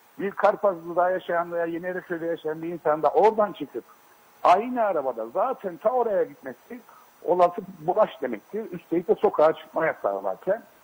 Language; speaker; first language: Turkish; native; Turkish